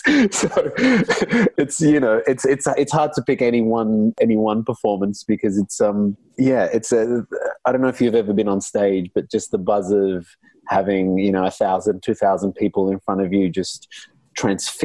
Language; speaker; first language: English; non-native, local second language; Arabic